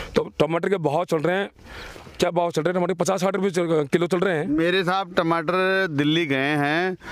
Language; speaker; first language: Hindi; native; Hindi